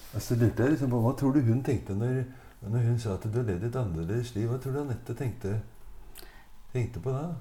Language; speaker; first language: Norwegian; native; Norwegian